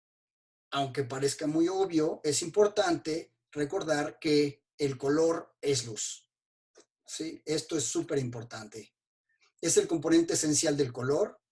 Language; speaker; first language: Spanish; native; Spanish